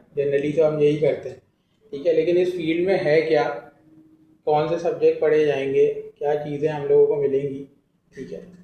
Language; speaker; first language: Hindi; native; Hindi